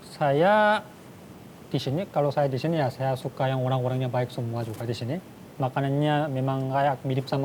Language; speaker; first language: Indonesian; non-native, fluent; Korean